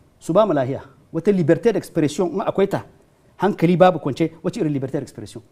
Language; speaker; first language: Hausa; non-native, local second language; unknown